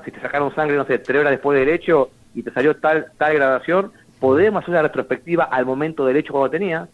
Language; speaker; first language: Spanish; native; Spanish